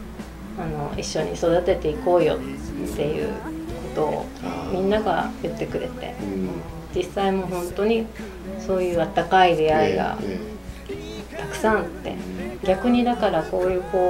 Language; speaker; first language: Japanese; native; Japanese